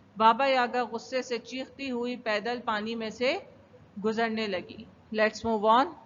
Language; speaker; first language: Urdu; native; Urdu